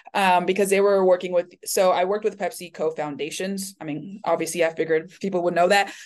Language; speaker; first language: English; early bilingual, other home language; Chinese